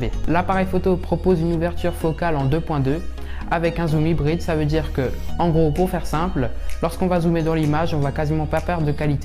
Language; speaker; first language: French; native; French